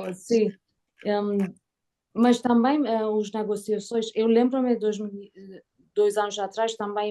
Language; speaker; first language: Portuguese; non-native, learner; Persian